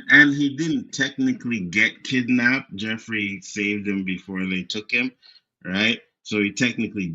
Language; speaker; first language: English; native; English